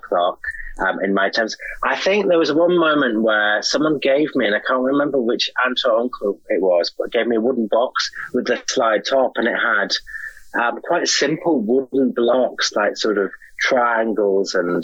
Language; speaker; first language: English; native; English